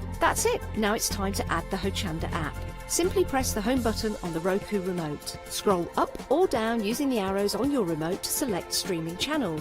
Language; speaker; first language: English; native; English